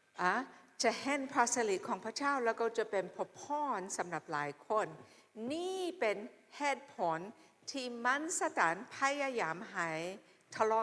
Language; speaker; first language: Thai; non-native, fluent; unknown